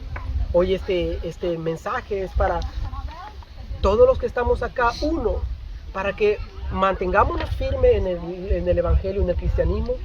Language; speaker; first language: Spanish; native; Spanish